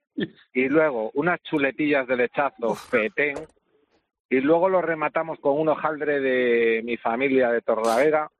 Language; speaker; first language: Spanish; native; Spanish